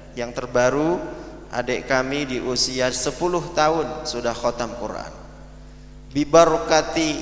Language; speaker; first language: Indonesian; non-native, local second language; Madurese